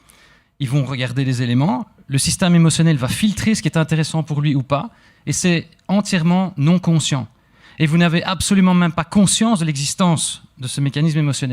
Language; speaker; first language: French; native; French